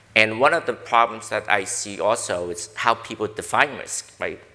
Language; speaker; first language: English; native; English